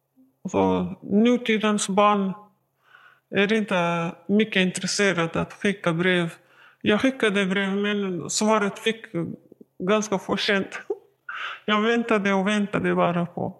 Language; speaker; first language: Swedish; non-native, learner; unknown